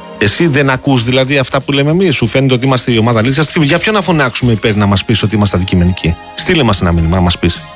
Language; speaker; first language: Greek; native; Greek